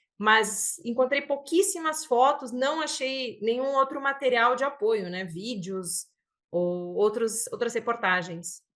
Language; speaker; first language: Portuguese; native; Portuguese